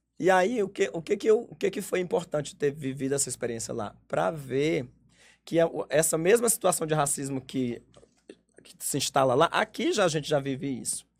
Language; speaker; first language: Portuguese; native; Portuguese